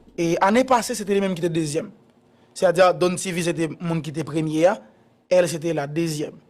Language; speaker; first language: French; non-native, local second language; Haitian Creole